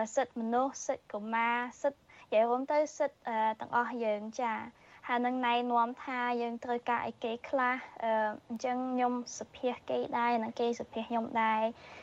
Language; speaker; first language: Khmer; early bilingual, heritage; Khmer